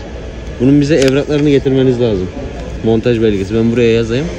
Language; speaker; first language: Turkish; native; Turkish